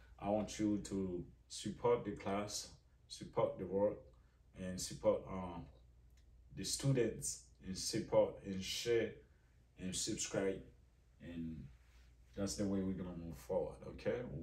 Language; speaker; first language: English; non-native, fluent; Haitian Creole